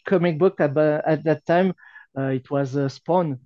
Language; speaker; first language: English; non-native, fluent; French